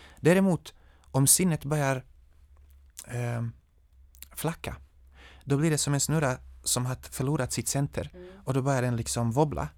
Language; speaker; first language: Swedish; non-native, fluent; Serbian